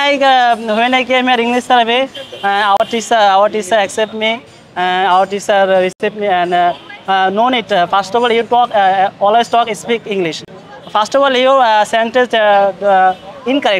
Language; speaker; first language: English; non-native, learner; Bangla